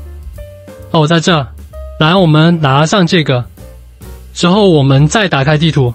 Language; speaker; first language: Chinese; native; Chinese